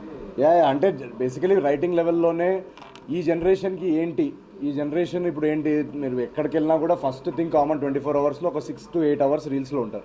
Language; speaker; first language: Telugu; native; Telugu